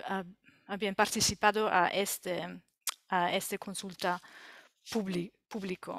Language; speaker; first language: Spanish; non-native, learner; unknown